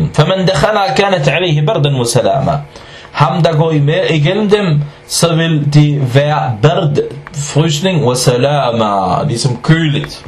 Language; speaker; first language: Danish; non-native, fluent; Arabic